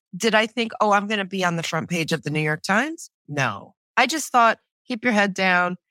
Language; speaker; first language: English; native; English